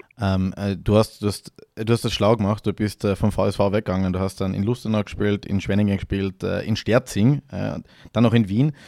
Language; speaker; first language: German; native; German